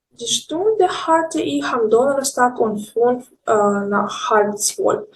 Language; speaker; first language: German; non-native, learner; Ukrainian